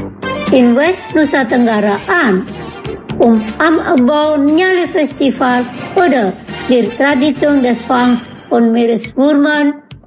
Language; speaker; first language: German; non-native, fluent; Indonesian